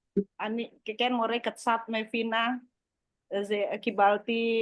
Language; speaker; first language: Hebrew; non-native, learner; Indonesian